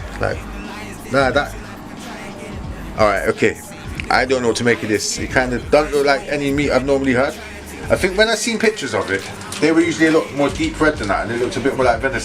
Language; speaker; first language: English; native; English